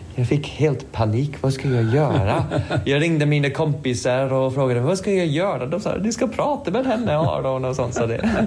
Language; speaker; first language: Swedish; non-native, fluent; English